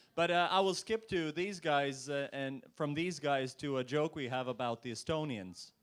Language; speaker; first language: English; non-native, fluent; Latvian